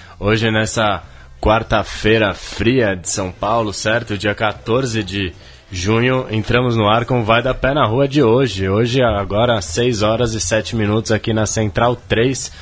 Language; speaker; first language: Portuguese; native; Portuguese